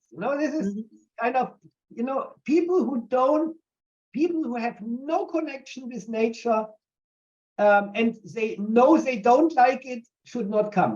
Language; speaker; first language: English; non-native, fluent; German